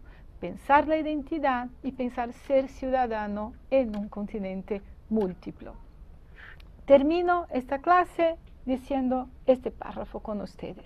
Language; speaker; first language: Spanish; non-native, fluent; Portuguese